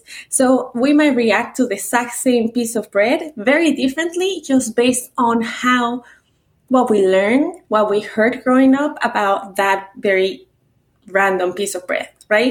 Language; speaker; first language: English; non-native, fluent; Spanish